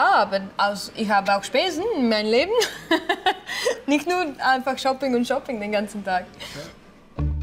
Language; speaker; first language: German; non-native, learner; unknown